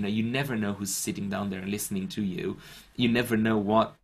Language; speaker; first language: English; non-native, fluent; Romanian